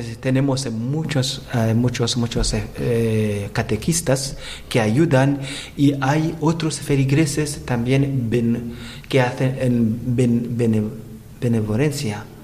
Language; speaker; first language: Spanish; non-native, learner; Rundi